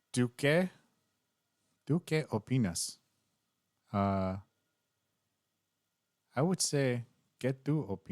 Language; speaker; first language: Spanish; non-native, learner; English